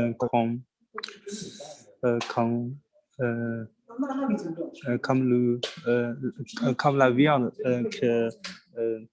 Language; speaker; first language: French; non-native, learner; Chinese